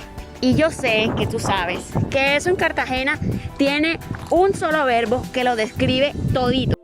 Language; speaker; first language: Spanish; native; Spanish